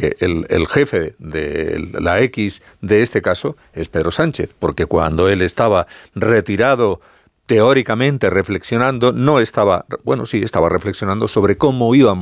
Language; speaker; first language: Spanish; native; Spanish